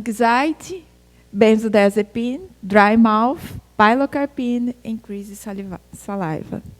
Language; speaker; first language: English; non-native, fluent; Portuguese